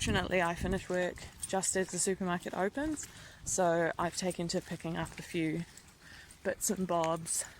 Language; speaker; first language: English; native; English